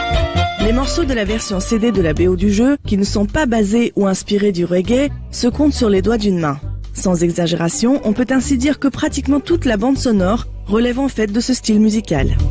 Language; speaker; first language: French; native; French